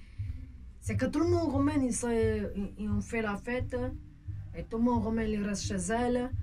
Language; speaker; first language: French; non-native, local second language; Romanian